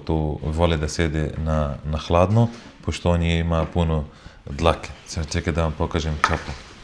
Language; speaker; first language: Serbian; non-native, learner; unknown